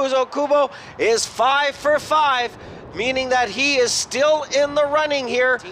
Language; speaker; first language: English; native; English